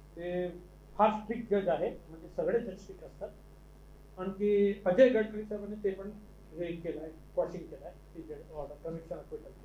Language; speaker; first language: Marathi; non-native, local second language; Urdu